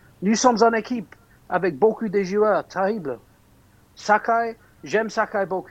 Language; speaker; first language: French; non-native, fluent; English